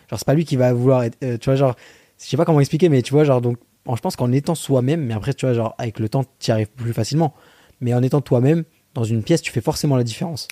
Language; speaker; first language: French; native; French